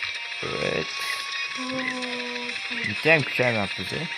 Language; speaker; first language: Turkish; non-native, learner; Uzbek